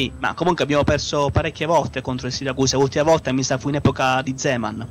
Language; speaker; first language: Italian; native; Italian